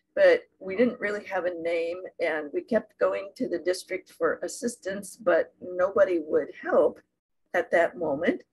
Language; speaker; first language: English; native; English